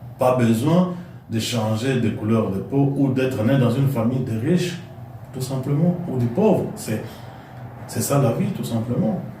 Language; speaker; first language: French; non-native, local second language; Lingala